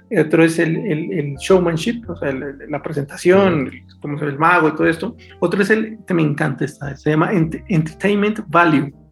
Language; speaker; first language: Spanish; native; Spanish